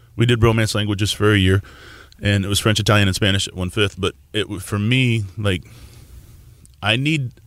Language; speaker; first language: English; native; English